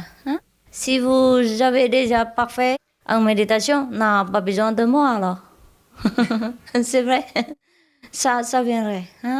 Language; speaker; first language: French; non-native, learner; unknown